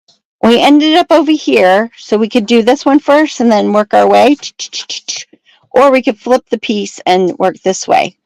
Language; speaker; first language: English; native; English